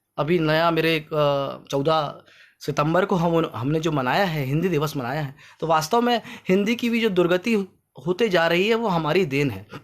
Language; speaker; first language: Hindi; native; Hindi